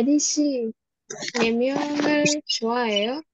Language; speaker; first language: Korean; non-native, learner; Indonesian